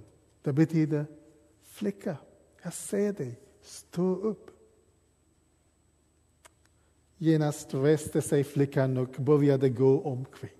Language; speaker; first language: Swedish; non-native, fluent; English